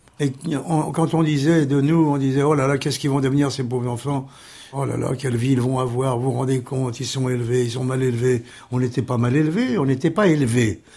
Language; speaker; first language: French; early bilingual, other home language; Armenian